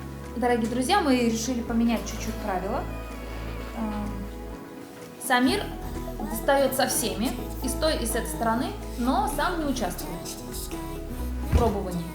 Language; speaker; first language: Russian; non-native, local second language; Tatar